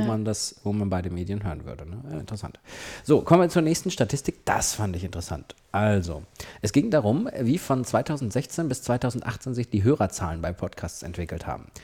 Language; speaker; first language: German; native; German